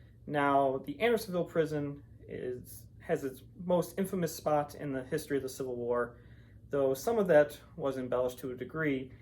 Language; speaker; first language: English; native; English